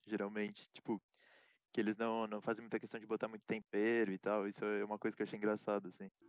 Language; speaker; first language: Portuguese; native; Portuguese